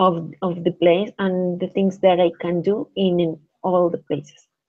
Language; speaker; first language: English; non-native, learner; Spanish